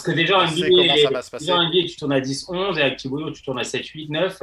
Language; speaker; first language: French; native; French